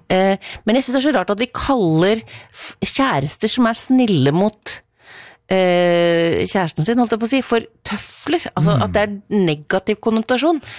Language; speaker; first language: Norwegian; native; Norwegian